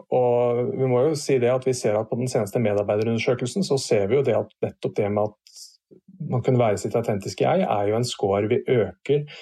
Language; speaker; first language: Norwegian; native; Norwegian